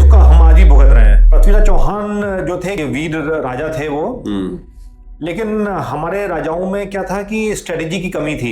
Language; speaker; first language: Hindi; native; Hindi